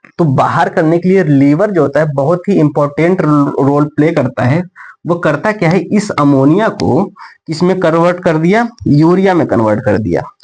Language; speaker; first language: Hindi; native; Hindi